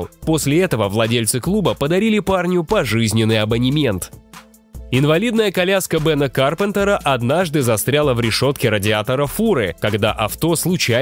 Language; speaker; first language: Russian; native; Russian